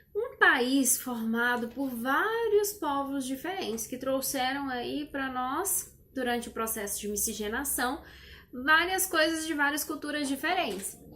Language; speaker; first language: Portuguese; native; Portuguese